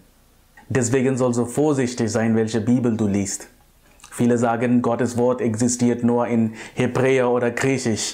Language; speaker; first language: German; non-native, fluent; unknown